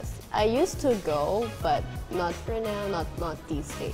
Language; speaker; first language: English; non-native, fluent; Thai